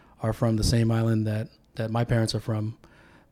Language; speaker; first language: English; early bilingual, other home language; Tongan